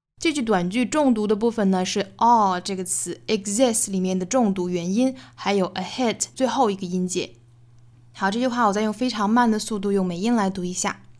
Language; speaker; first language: Chinese; native; Chinese